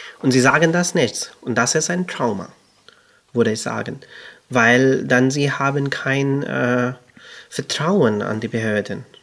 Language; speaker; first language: German; non-native, fluent; Urdu